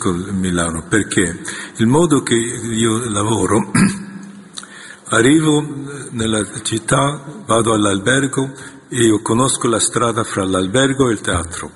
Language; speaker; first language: Italian; non-native, fluent; Korean